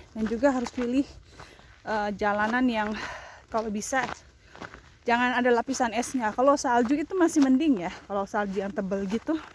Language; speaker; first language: Indonesian; native; Indonesian